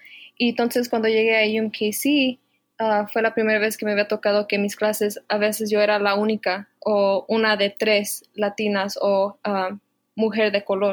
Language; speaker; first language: Spanish; early bilingual, heritage; Spanish